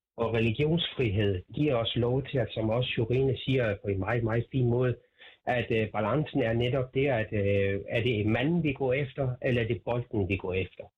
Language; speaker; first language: Danish; non-native, fluent; Persian